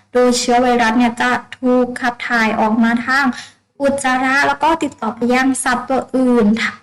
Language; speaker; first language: Thai; native; Thai